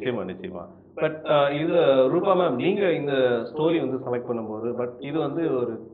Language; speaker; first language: Tamil; native; Tamil